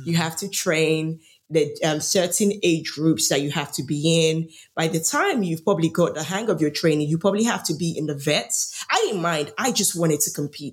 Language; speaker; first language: English; non-native, local second language; Yoruba